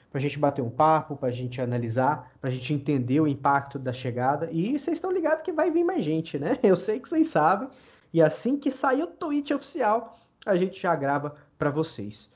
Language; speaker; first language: Portuguese; native; Portuguese